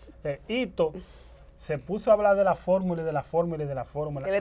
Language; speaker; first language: Spanish; native; Spanish